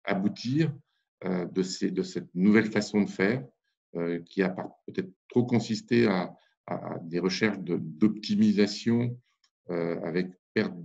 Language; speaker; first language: French; native; French